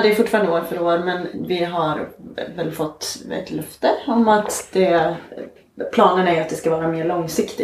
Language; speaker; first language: Swedish; native; Swedish